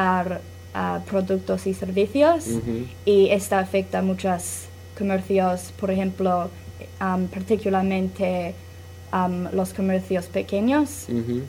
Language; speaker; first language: Spanish; non-native, learner; English